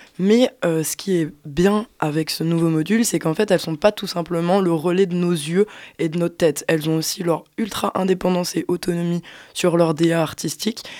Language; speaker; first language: French; native; French